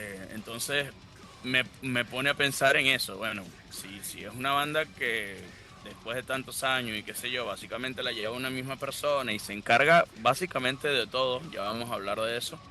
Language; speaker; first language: Spanish; native; Spanish